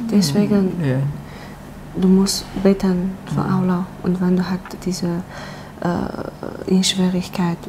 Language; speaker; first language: German; non-native, learner; Chinese